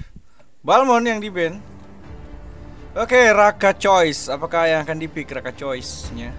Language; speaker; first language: Indonesian; native; Indonesian